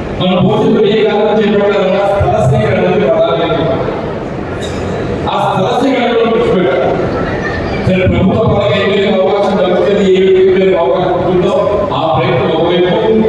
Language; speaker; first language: Telugu; native; Telugu